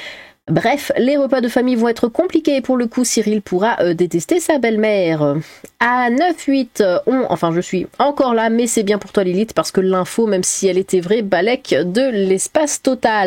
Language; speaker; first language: French; native; French